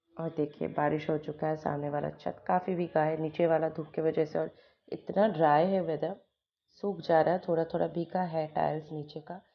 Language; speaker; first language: Hindi; non-native, local second language; Bangla